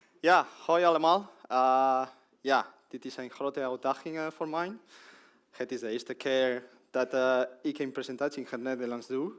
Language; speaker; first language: Dutch; non-native, learner; Spanish